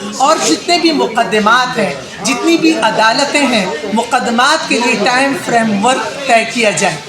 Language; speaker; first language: Urdu; non-native, local second language; Pashto